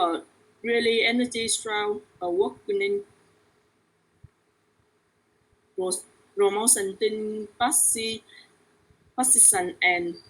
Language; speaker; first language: English; non-native, learner; Vietnamese